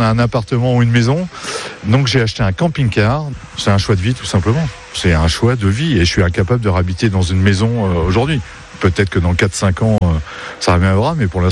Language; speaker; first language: French; native; French